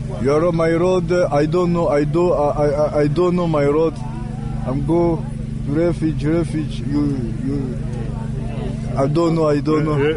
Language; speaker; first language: English; non-native, learner; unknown